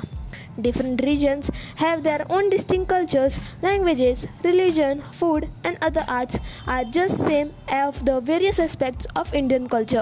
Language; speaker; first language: English; non-native, local second language; Marathi